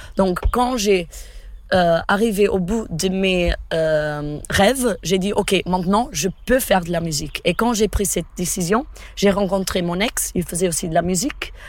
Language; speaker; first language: French; non-native, fluent; Portuguese